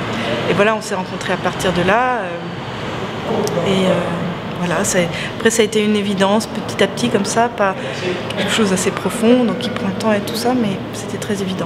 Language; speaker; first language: French; native; French